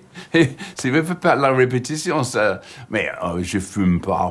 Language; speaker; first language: French; non-native, learner; English